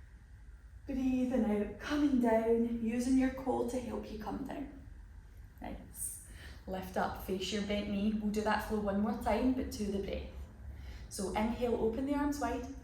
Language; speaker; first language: English; native; English